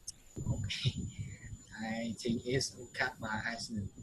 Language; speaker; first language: English; non-native, learner; Vietnamese